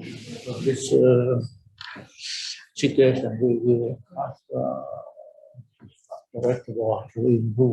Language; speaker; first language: English; non-native, fluent; Vietnamese